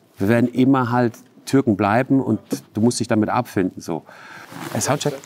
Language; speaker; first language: German; early bilingual, other home language; Turkish